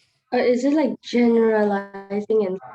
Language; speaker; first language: English; non-native, fluent; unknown